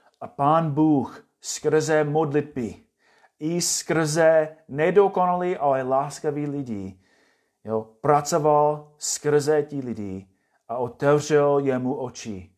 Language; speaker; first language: Czech; non-native, fluent; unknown